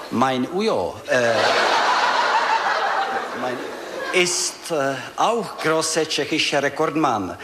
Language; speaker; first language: German; non-native, learner; Czech